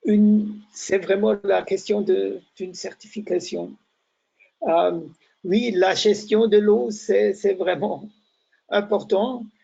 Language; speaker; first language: French; non-native, fluent; German